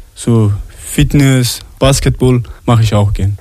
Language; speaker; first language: German; non-native, learner; Arabic